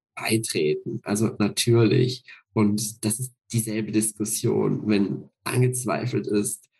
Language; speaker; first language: German; native; German